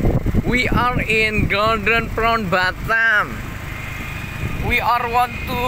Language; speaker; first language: English; non-native, learner; Indonesian